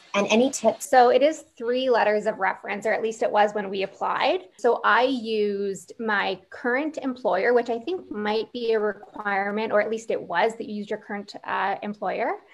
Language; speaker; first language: English; native; English